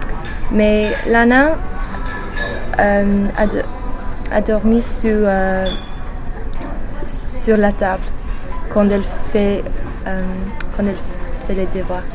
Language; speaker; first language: French; non-native, learner; English